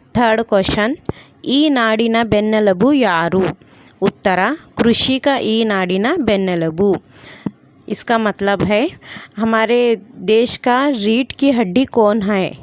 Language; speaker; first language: Hindi; non-native, local second language; Kannada